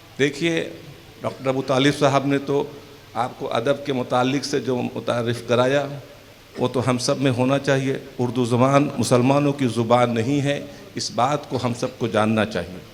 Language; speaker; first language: Urdu; native; Urdu